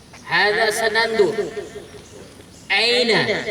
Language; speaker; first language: Arabic; non-native, fluent; Indonesian